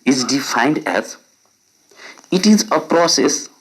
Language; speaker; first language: English; non-native, local second language; Nepali